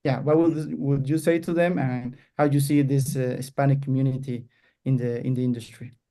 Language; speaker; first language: English; non-native, fluent; Spanish